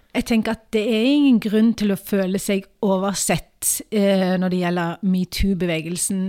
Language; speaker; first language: Norwegian; early bilingual, other home language; Urdu